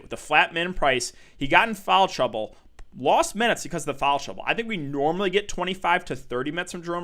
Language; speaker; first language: English; native; English